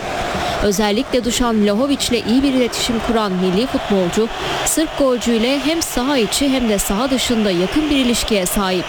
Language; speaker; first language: Turkish; native; Turkish